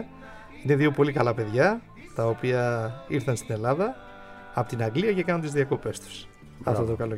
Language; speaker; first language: Greek; native; Greek